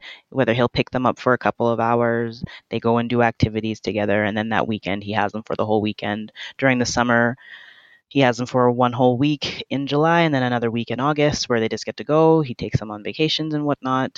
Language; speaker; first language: English; native; English